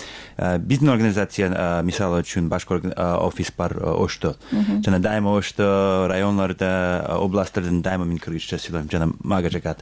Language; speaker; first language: Kyrgyz; non-native, learner; English